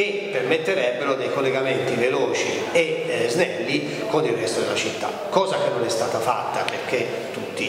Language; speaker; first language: Italian; native; Italian